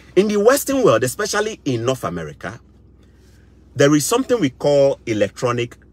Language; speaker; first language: English; non-native, local second language; Akan